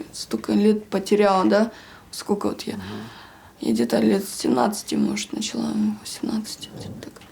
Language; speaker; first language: Russian; native; Russian